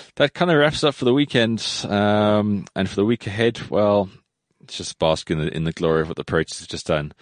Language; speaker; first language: English; native; English